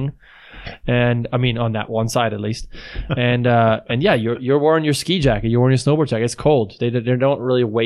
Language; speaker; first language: English; non-native, fluent; Swiss German